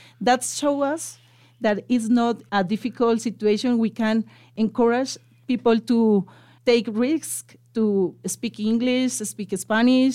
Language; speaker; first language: English; non-native, local second language; Spanish